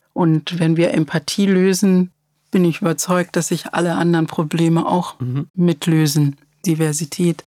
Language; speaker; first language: German; early bilingual, other home language; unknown